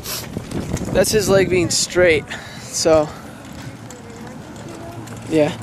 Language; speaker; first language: English; native; English